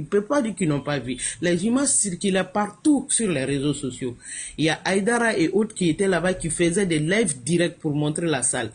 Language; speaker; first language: French; non-native, local second language; Bambara